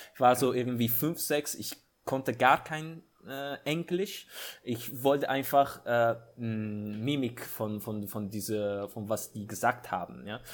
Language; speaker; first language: German; non-native, fluent; Italian